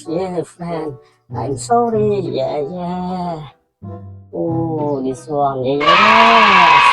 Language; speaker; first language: English; non-native, learner; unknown